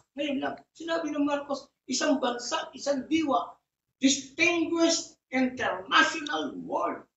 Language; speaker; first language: Filipino; non-native, local second language; Bikol